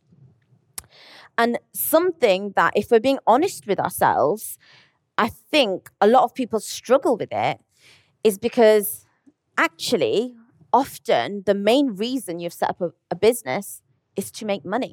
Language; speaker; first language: English; native; English